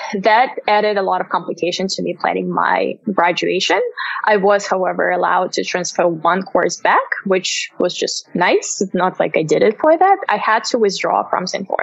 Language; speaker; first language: English; non-native, fluent; Russian